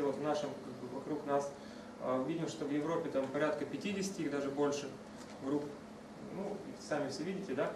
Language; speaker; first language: Russian; native; Russian